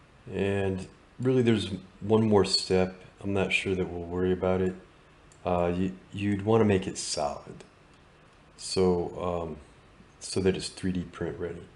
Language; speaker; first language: English; native; English